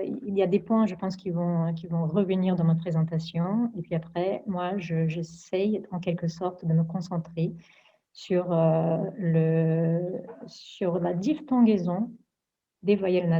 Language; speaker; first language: French; non-native, fluent; Portuguese